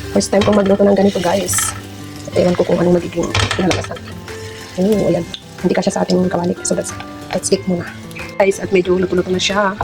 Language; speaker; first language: Filipino; non-native, local second language; Iloko